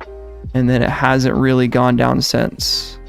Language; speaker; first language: English; native; English